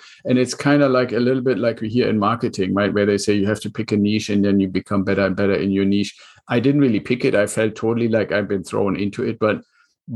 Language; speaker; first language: English; non-native, fluent; German